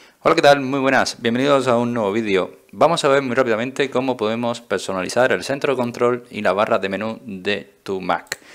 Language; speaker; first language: Spanish; native; Spanish